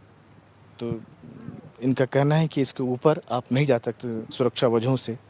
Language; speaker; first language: Hindi; native; Hindi